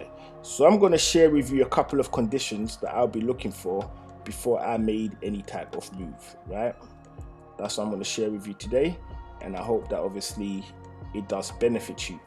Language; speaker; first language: English; native; English